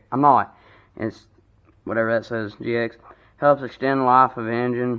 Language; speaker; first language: English; native; English